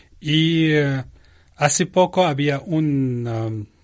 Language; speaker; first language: Spanish; non-native, learner; Arabic